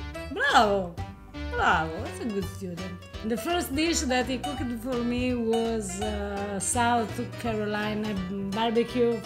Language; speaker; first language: English; non-native, fluent; Italian